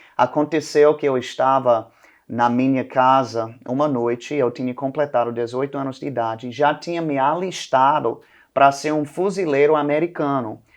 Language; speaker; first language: Portuguese; non-native, fluent; English